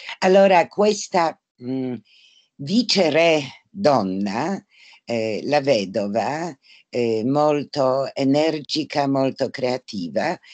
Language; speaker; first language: Italian; non-native, fluent; Polish